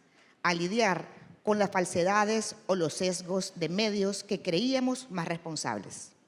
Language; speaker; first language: Spanish; native; Spanish